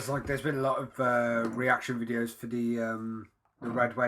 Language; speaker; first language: English; native; English